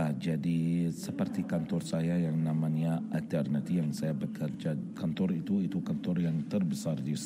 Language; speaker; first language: Indonesian; non-native, fluent; Arabic